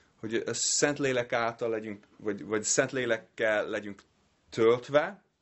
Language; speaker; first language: Hungarian; non-native, fluent; English